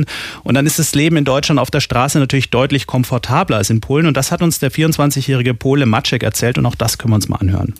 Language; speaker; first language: German; native; German